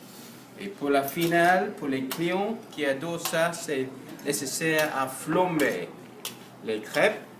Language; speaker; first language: French; non-native, learner; English